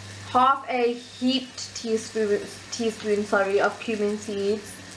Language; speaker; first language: English; early bilingual, other home language; Hindi